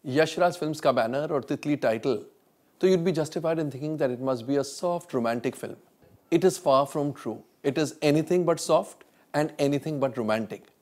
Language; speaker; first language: Hindi; native; Hindi